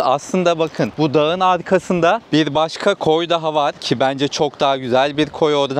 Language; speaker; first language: Turkish; native; Turkish